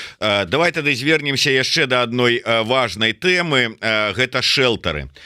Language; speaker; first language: Belarusian; native; Belarusian